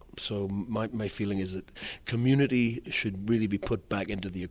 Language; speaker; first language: English; native; English